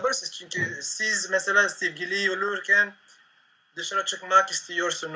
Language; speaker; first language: Turkish; non-native, learner; Spanish